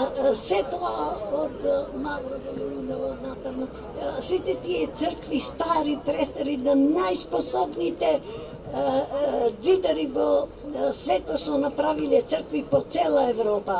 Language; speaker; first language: Macedonian; native; Macedonian